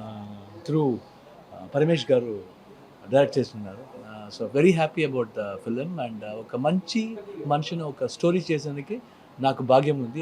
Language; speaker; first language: Telugu; non-native, learner; Kannada